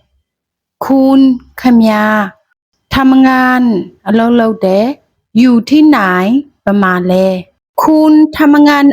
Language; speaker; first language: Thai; non-native, fluent; Burmese